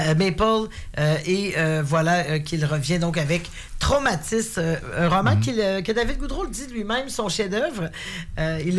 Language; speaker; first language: French; native; French